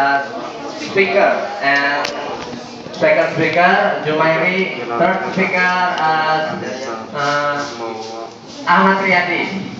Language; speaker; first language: English; non-native, learner; Indonesian